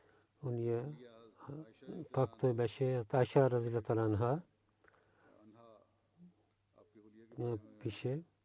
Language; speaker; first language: Bulgarian; non-native, learner; Urdu